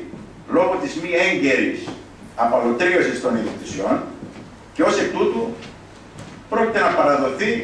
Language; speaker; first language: Greek; native; Greek